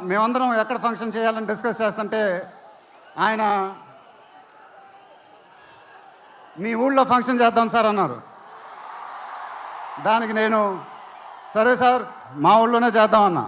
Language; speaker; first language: Telugu; native; Telugu